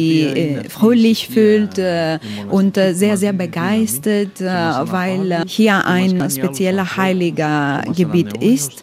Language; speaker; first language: German; non-native, learner; Greek